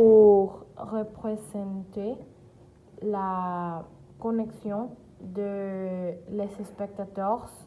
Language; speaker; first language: French; non-native, learner; Spanish